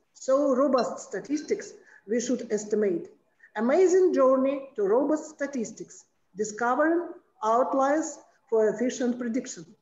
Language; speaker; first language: English; non-native, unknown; Russian